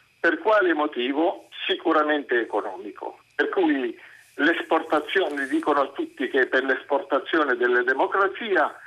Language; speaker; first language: Italian; non-native, fluent; Arabic